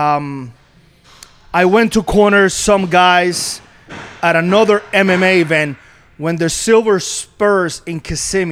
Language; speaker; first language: English; non-native, fluent; Spanish